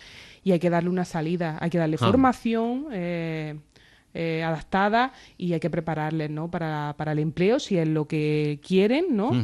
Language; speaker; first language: Spanish; native; Spanish